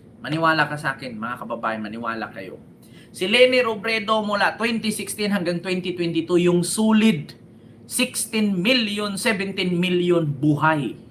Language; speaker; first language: Filipino; native; Filipino